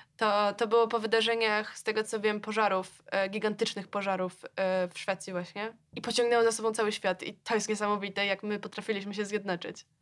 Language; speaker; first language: Polish; native; Polish